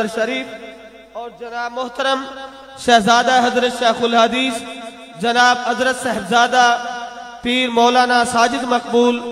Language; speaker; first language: Urdu; non-native, local second language; Punjabi